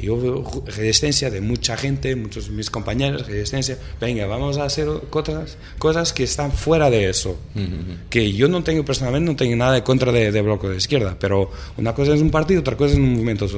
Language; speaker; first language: Spanish; non-native, fluent; Portuguese